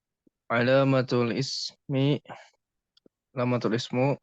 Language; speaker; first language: Arabic; non-native, learner; Indonesian